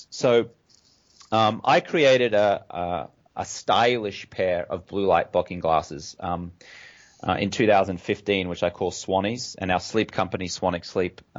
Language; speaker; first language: English; native; English